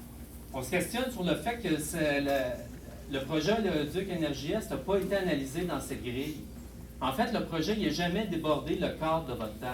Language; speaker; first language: French; native; French